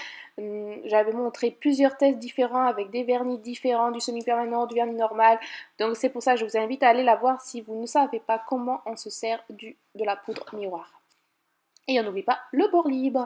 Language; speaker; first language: French; native; French